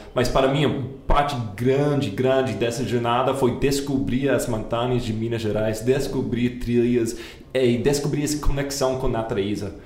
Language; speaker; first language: Portuguese; non-native, fluent; English